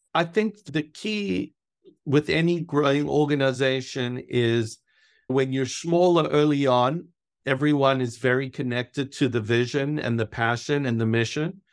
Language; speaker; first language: English; native; English